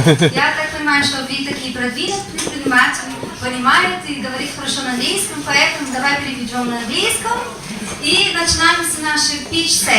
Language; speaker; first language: Russian; non-native, fluent; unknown